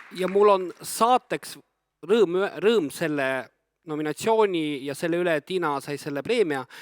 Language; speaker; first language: Estonian; native; Estonian